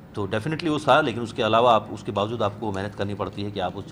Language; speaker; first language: Hindi; native; Hindi